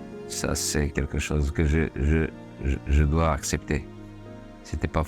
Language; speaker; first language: French; non-native, fluent; Serbian